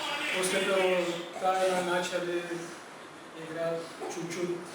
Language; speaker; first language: Russian; non-native, fluent; Georgian